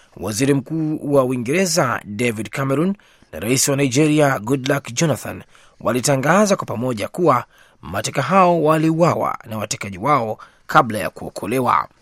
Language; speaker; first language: Swahili; native; Swahili